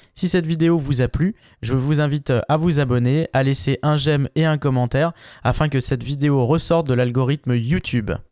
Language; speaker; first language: French; native; French